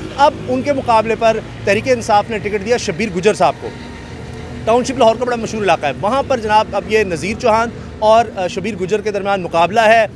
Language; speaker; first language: Urdu; native; Urdu